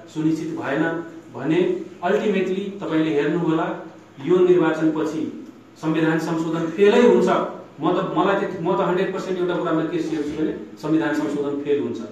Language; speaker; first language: Nepali; non-native, local second language; Maithili